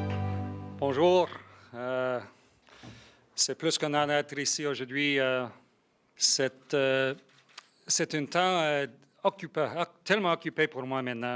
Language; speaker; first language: French; non-native, local second language; English